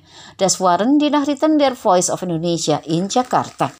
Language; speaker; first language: German; non-native, fluent; Indonesian